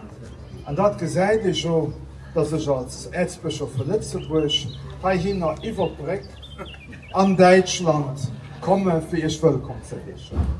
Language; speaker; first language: German; non-native, local second language; Luxembourgish